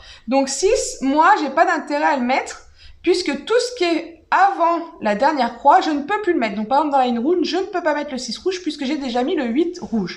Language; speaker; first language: French; native; French